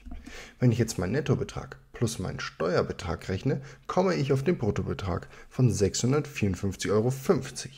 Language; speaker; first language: German; native; German